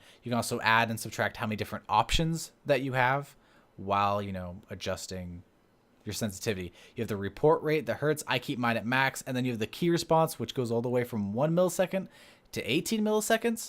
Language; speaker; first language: English; native; English